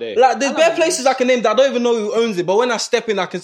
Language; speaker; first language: English; non-native, local second language; Yoruba